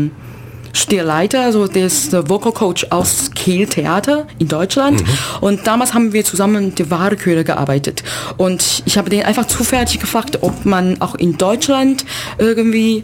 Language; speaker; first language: German; non-native, learner; Chinese